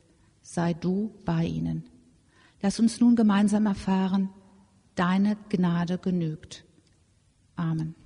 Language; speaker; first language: German; native; German